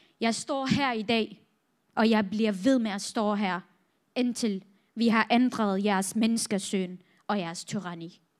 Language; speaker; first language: Danish; non-native, fluent; Central Kurdish